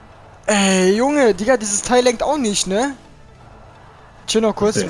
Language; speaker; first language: German; native; German